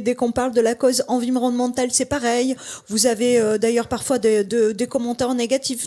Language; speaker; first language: French; native; French